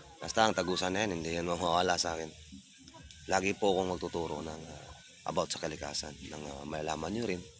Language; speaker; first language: Filipino; non-native, local second language; Cebuano